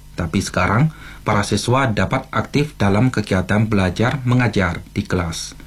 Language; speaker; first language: Malay; non-native, fluent; Chinese